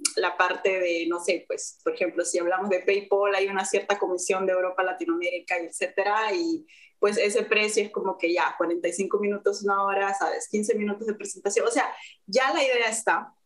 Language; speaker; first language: Spanish; native; Spanish